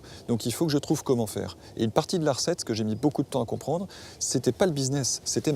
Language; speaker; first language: French; native; French